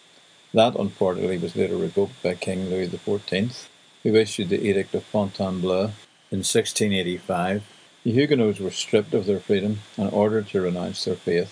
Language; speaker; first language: English; native; English